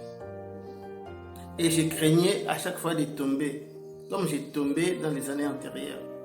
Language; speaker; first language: French; non-native, local second language; Lingala